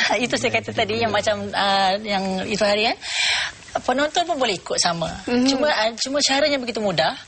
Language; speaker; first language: Malay; native; Malay